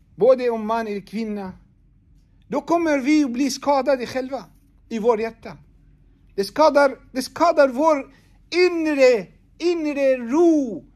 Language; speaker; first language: Swedish; non-native, fluent; Arabic